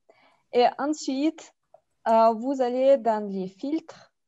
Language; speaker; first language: French; non-native, fluent; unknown